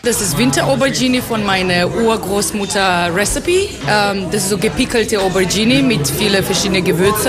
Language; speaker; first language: German; non-native, fluent; Georgian